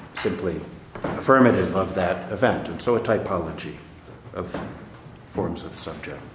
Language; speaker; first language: English; native; English